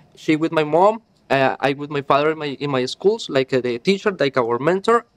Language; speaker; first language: English; non-native, learner; Spanish